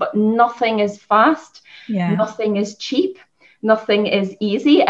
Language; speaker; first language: English; native; English